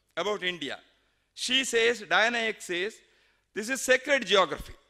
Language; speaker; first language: English; non-native, local second language; Kannada